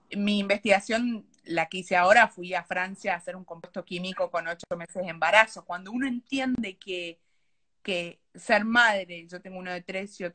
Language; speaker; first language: Spanish; native; Spanish